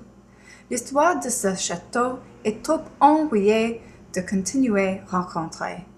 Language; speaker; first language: French; non-native, learner; English